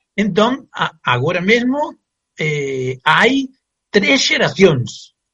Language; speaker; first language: Galician; native; Galician